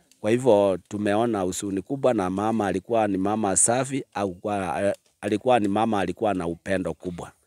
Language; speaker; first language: Swahili; non-native, local second language; Gusii